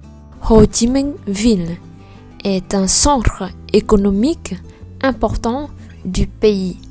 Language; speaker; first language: French; non-native, learner; Vietnamese